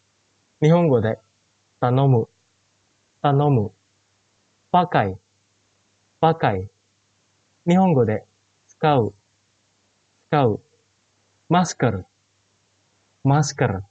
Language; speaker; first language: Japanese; non-native, fluent; Indonesian